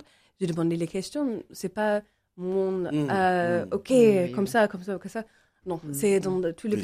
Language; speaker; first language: French; non-native, learner; English